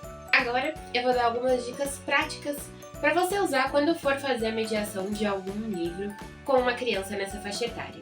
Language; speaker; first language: Portuguese; native; Portuguese